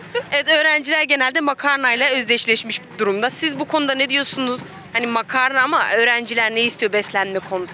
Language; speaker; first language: Turkish; native; Turkish